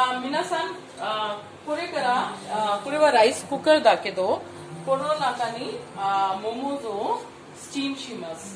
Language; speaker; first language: Japanese; non-native, fluent; Hindi